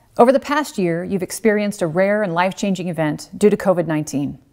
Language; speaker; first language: English; native; English